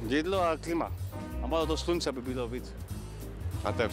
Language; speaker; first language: Czech; non-native, learner; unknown